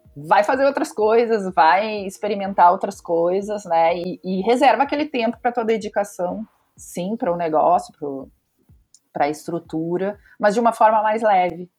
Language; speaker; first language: Portuguese; native; Portuguese